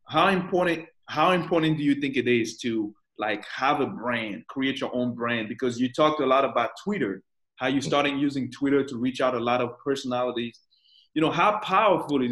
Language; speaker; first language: English; non-native, fluent; French